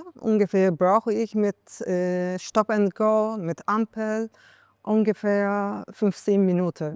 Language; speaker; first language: German; non-native, learner; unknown